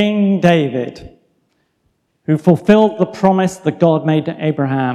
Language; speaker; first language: English; native; English